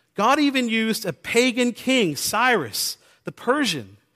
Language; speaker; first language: English; native; English